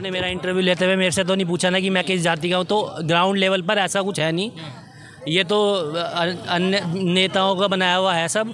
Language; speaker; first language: Hindi; native; Hindi